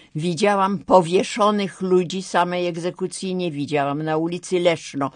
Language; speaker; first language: Polish; native; Polish